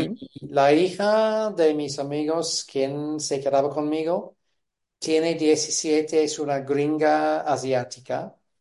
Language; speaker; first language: Spanish; non-native, fluent; English